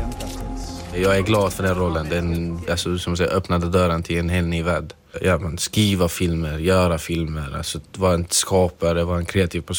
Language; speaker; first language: Swedish; non-native, fluent; Arabic